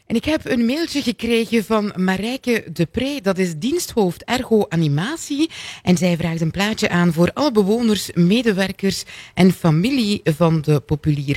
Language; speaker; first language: Dutch; native; Dutch